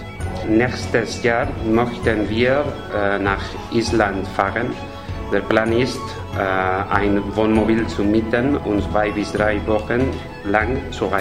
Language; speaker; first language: German; non-native, fluent; Spanish